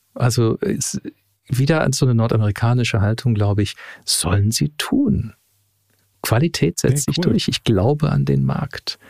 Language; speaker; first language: German; early bilingual, heritage; German